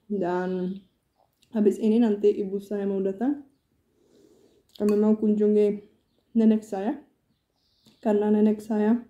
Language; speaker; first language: Indonesian; non-native, fluent; Czech